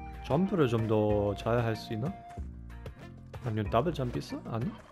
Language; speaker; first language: Korean; non-native, fluent; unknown